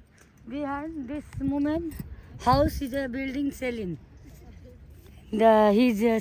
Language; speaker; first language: English; non-native, local second language; Hindi